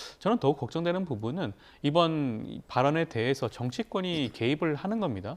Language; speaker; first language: Korean; native; Korean